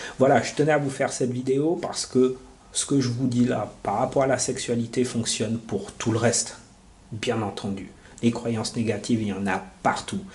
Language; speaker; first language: French; native; French